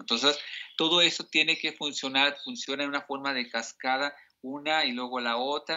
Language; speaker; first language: Spanish; native; Spanish